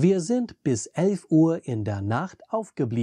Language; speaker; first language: German; non-native, fluent; English